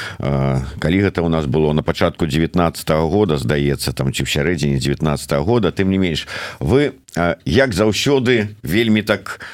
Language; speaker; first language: Belarusian; native; Belarusian